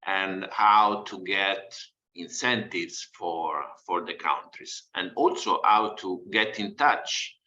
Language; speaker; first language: English; non-native, fluent; Italian